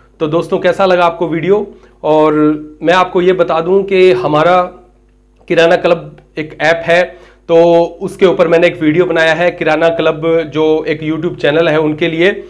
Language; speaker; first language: Hindi; native; Hindi